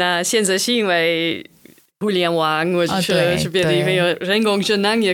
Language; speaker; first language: Chinese; non-native, fluent; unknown